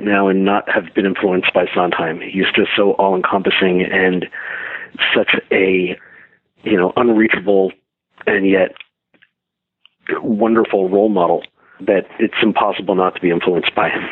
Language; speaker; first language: English; native; English